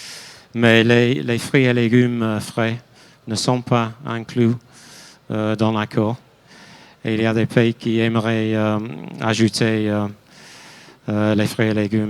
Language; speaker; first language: French; non-native, fluent; English